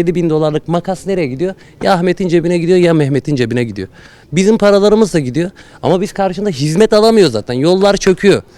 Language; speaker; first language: Turkish; native; Turkish